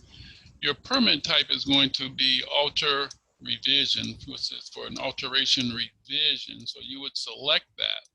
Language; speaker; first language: English; native; English